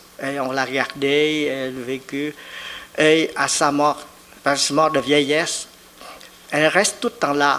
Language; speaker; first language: French; non-native, fluent; Vietnamese